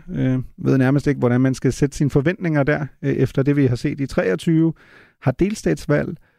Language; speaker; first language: Danish; native; Danish